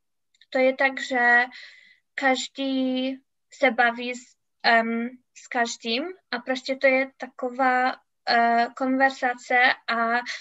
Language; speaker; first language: Czech; non-native, learner; English